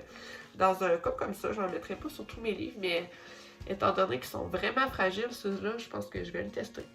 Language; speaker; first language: French; native; French